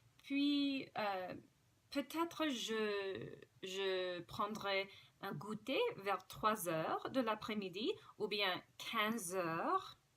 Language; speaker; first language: French; non-native, fluent; English